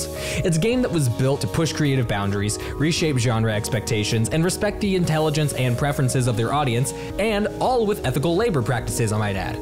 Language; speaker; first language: English; native; English